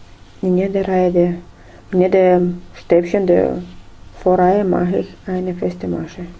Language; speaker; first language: German; non-native, fluent; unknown